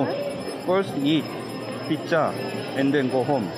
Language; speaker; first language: English; non-native, learner; Korean